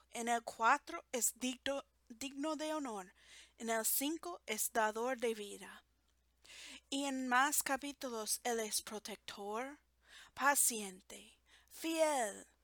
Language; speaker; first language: Spanish; non-native, fluent; English